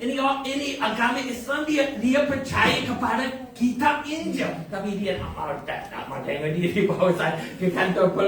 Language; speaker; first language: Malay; non-native, fluent; English